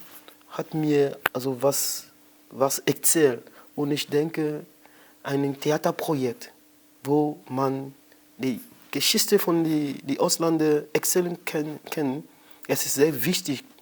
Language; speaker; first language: German; non-native, learner; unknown